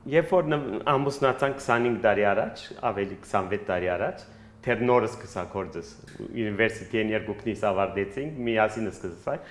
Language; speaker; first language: Armenian; early bilingual, heritage; Armenian